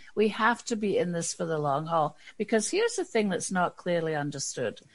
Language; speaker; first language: English; native; English